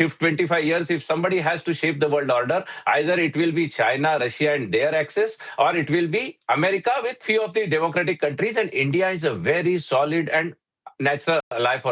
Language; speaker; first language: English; non-native, local second language; Hindi